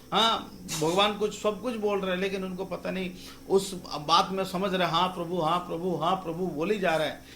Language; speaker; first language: Hindi; non-native, local second language; Bangla